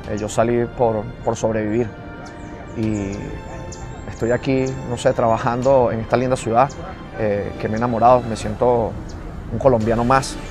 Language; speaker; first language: Spanish; native; Spanish